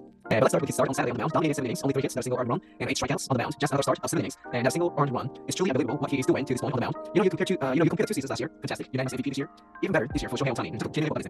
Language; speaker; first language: English; non-native, fluent; Japanese